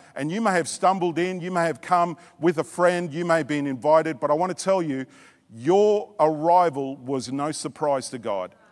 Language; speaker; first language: English; native; English